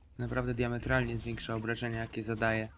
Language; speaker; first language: Polish; native; Polish